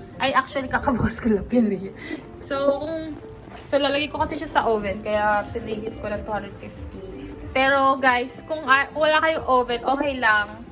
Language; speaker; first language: Filipino; native; Filipino